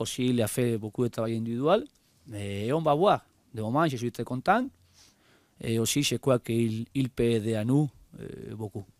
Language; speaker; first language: French; non-native, learner; Spanish